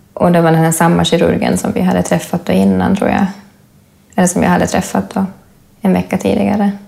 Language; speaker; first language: Swedish; native; Swedish